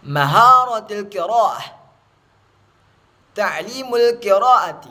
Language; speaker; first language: Arabic; non-native, learner; Indonesian